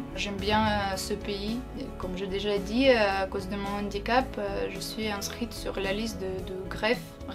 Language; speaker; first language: French; non-native, learner; Ukrainian